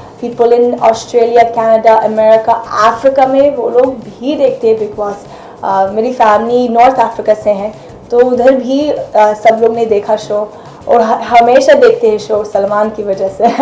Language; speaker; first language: Hindi; non-native, fluent; English